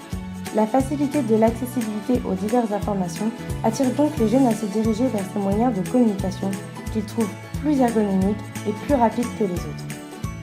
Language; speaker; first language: French; native; French